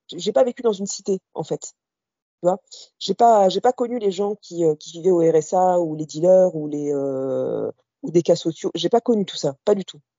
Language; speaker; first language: French; early bilingual, other home language; Kabyle